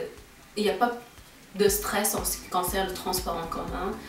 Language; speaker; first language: French; non-native, local second language; Arabic